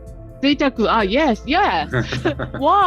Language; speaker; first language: English; non-native, learner; Japanese